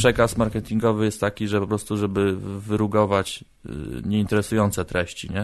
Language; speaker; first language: Polish; native; Polish